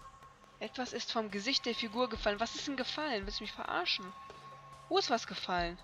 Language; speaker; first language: German; native; German